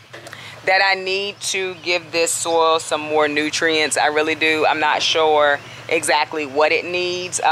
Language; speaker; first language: English; native; English